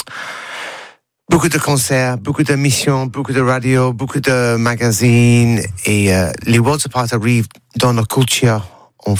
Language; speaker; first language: French; non-native, learner; English